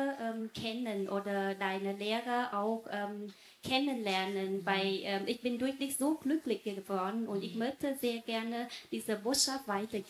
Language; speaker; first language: German; non-native, fluent; Vietnamese